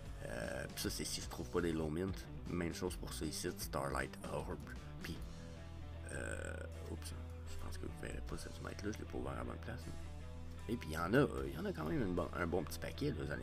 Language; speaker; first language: French; native; French